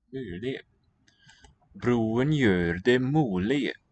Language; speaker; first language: Norwegian; non-native, learner; English